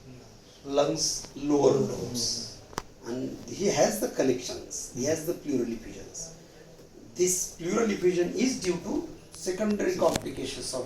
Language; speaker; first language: English; non-native, local second language; Marathi